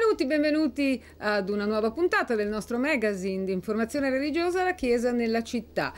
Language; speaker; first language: Italian; native; Italian